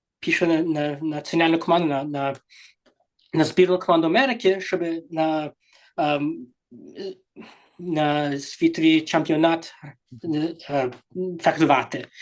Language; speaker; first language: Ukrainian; early bilingual, heritage; English